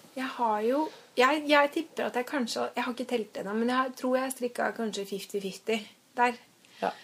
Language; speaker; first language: Norwegian; native; Norwegian